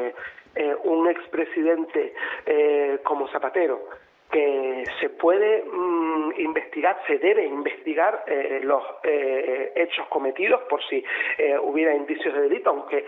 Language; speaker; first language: Spanish; native; Spanish